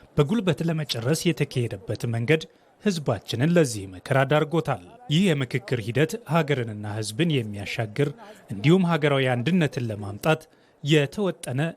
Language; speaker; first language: Amharic; non-native, local second language; Tigrinya